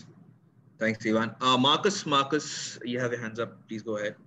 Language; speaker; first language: English; native; English